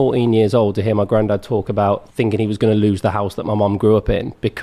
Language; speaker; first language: English; native; English